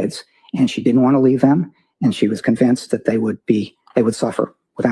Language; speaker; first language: English; native; English